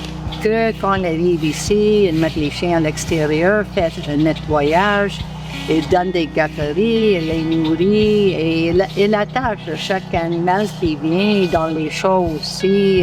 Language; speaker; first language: French; non-native, local second language; English